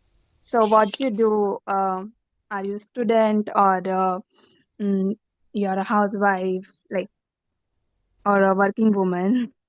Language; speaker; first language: English; non-native, learner; Hindi